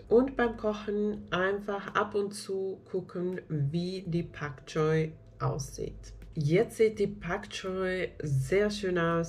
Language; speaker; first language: German; non-native, fluent; Finnish